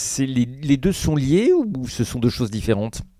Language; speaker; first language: French; native; French